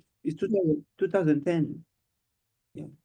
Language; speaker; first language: English; non-native, learner; Portuguese